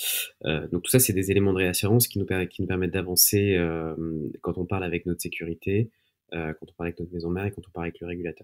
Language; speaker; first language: French; native; French